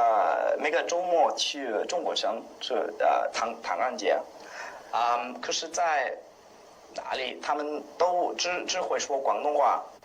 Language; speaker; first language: Chinese; non-native, learner; English